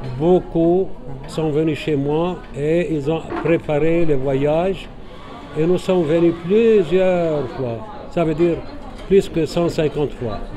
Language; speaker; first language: French; non-native, local second language; Arabic